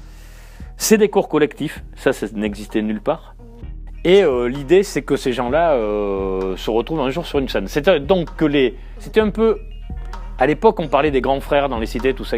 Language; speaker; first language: French; native; French